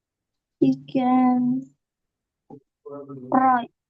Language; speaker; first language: English; non-native, learner; Indonesian